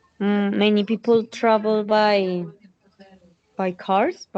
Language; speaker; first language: English; non-native, learner; Spanish